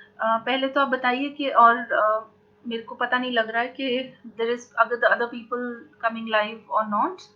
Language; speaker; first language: Hindi; native; Hindi